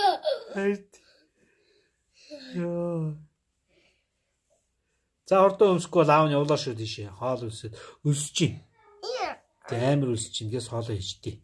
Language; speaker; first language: Mongolian; native; Mongolian